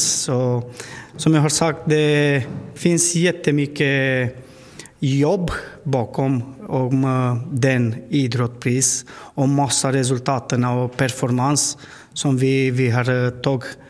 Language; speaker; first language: Swedish; non-native, learner; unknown